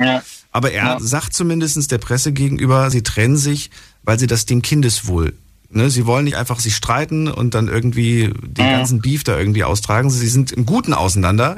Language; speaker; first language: German; native; German